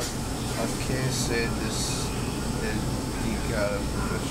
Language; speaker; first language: Spanish; non-native, learner; English